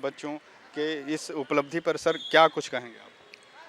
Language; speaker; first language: Hindi; native; Hindi